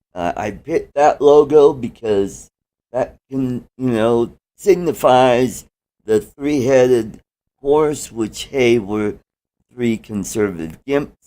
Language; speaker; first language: English; native; English